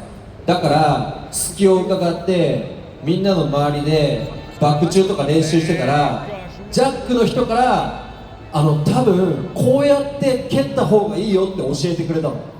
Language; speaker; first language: Japanese; native; Japanese